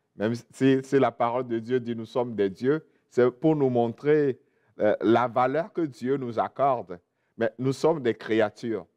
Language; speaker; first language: French; non-native, local second language; Ewe